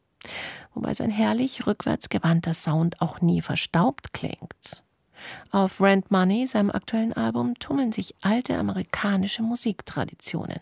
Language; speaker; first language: German; native; German